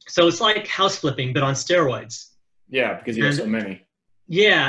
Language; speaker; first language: English; native; English